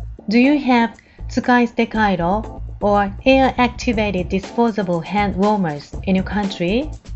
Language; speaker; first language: English; non-native, fluent; Japanese